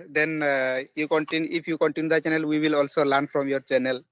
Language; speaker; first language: English; non-native, learner; Odia